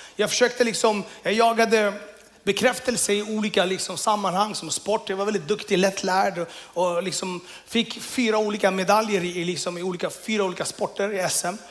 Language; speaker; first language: Swedish; early bilingual, other home language; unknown